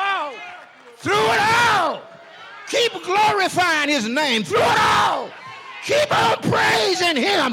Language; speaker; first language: English; native; English